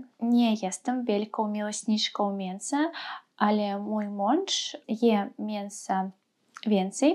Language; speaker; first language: Polish; non-native, fluent; Russian